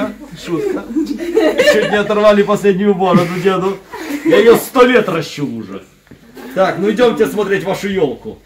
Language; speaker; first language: Russian; native; Russian